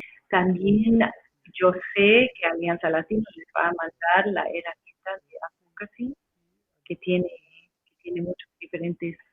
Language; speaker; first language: Spanish; non-native, fluent; English